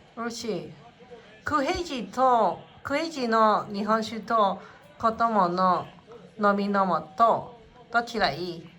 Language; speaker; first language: Japanese; non-native, learner; English